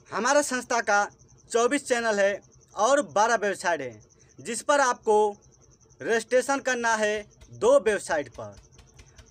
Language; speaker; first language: Hindi; native; Hindi